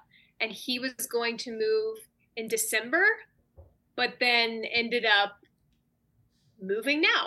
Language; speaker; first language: English; native; English